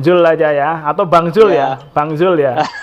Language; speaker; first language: Indonesian; native; Indonesian